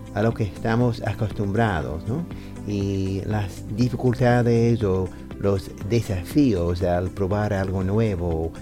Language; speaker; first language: Spanish; non-native, fluent; English